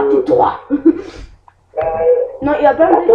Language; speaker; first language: French; native; French